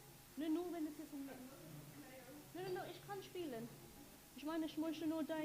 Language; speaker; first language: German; non-native, learner; English